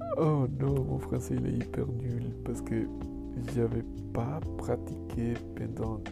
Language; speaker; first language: French; non-native, learner; Spanish